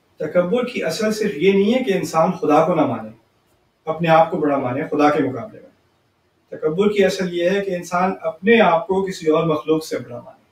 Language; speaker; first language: Urdu; early bilingual, heritage; Urdu